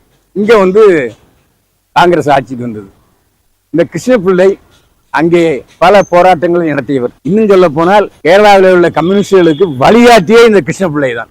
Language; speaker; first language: Tamil; native; Tamil